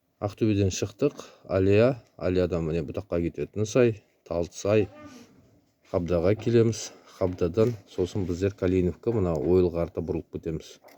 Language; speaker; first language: Kazakh; native; Kazakh